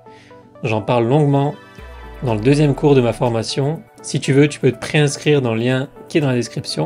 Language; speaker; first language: French; native; French